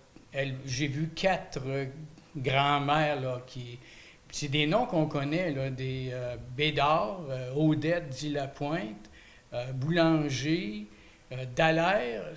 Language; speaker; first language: French; native; French